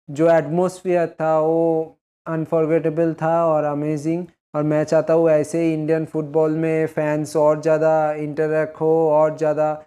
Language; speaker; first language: Hindi; non-native, local second language; Bangla